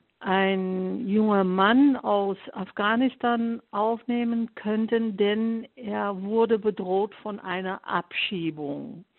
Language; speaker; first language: German; non-native, fluent; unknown